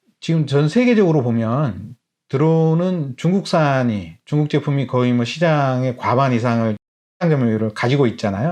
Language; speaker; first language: Korean; native; Korean